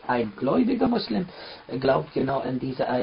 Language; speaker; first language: German; non-native, fluent; Arabic